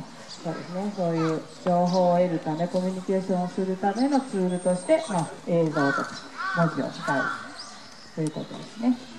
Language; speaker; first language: Japanese; native; Japanese